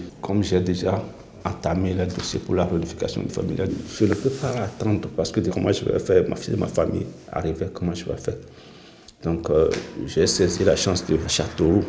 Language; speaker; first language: French; non-native, fluent; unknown